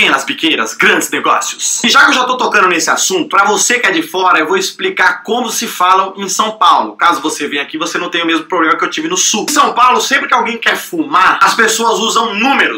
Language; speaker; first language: Portuguese; native; Portuguese